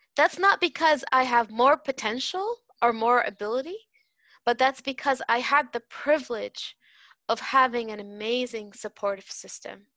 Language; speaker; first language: English; native; English